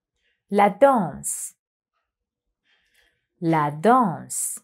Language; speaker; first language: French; non-native, fluent; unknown